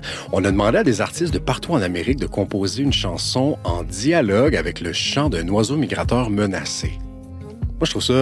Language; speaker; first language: French; native; French